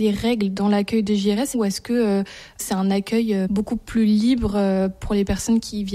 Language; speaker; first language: French; native; French